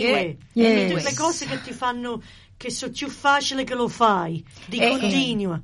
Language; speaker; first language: Italian; early bilingual, heritage; Italian